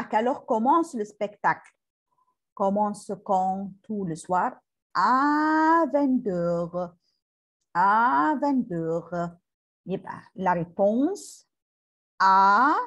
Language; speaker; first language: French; non-native, learner; Arabic